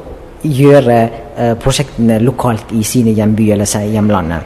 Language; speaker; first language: Norwegian; non-native, fluent; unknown